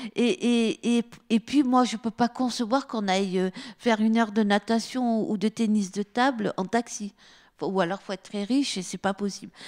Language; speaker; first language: French; native; French